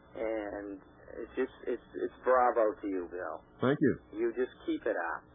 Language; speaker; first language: English; native; English